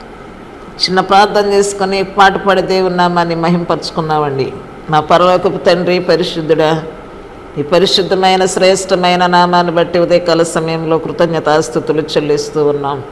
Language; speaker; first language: Telugu; native; Telugu